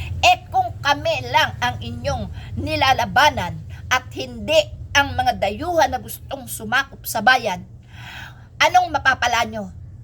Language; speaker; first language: Filipino; native; Filipino